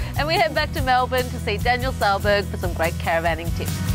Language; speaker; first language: English; native; English